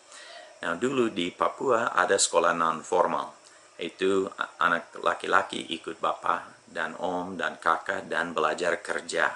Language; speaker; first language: Indonesian; non-native, fluent; English